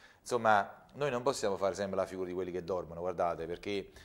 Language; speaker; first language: Italian; native; Italian